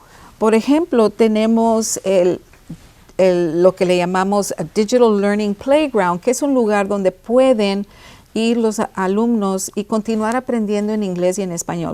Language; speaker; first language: Spanish; early bilingual, heritage; Spanish